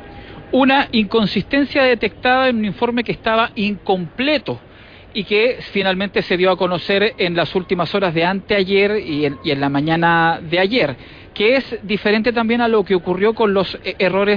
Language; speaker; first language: Spanish; native; Spanish